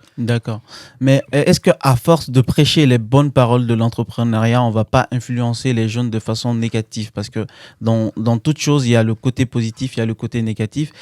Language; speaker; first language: French; non-native, local second language; Bambara